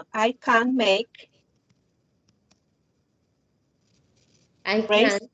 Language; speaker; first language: English; non-native, learner; Spanish